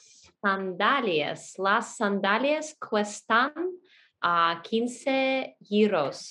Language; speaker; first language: Spanish; non-native, learner; Russian